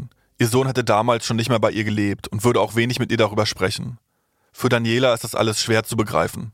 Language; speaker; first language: German; native; German